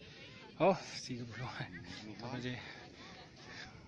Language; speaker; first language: Malay; native; Malay